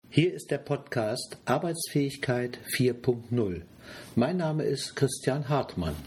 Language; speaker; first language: German; native; German